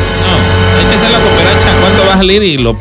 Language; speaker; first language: Spanish; native; Spanish